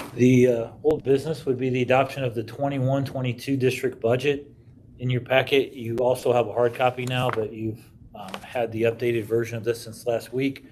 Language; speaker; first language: English; native; English